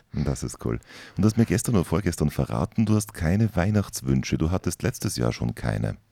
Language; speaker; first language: German; native; German